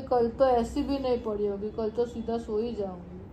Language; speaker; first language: Hindi; non-native, local second language; Gujarati